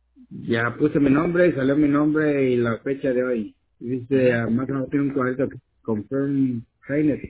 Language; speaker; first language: Spanish; native; Spanish